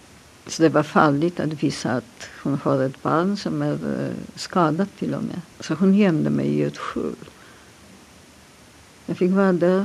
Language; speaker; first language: Swedish; non-native, fluent; Polish